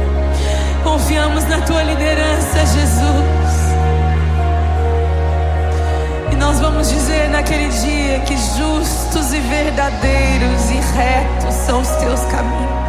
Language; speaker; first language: Portuguese; native; Portuguese